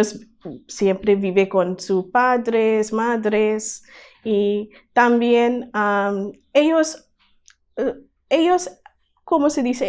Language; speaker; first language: Spanish; non-native, learner; Bangla